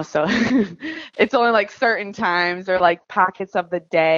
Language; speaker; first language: English; native; English